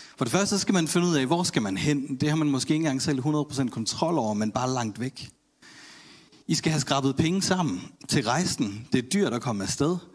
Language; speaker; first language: Danish; early bilingual, other home language; Tamil